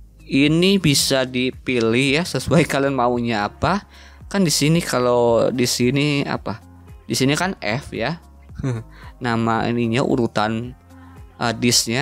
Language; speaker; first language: Indonesian; native; Indonesian